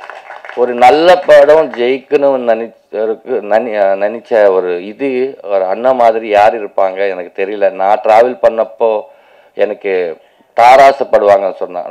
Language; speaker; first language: Tamil; non-native, local second language; Telugu